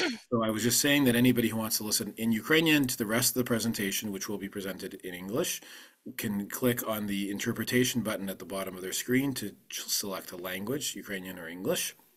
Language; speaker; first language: English; early bilingual, other home language; Ukrainian